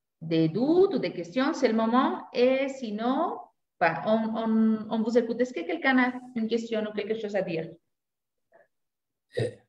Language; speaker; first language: French; non-native, learner; Spanish